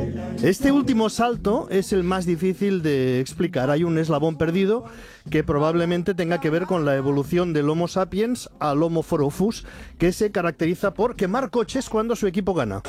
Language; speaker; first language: Spanish; native; Spanish